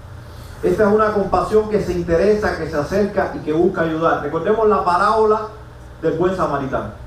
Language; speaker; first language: Spanish; native; Spanish